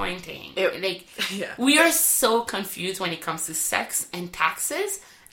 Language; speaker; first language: English; non-native, fluent; French